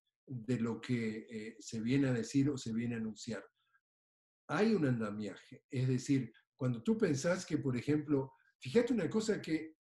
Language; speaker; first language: Spanish; native; Spanish